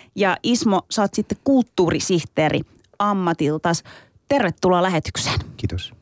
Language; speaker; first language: Finnish; early bilingual, other home language; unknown